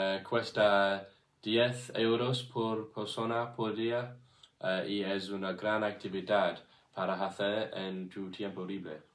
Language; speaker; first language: Spanish; non-native, learner; English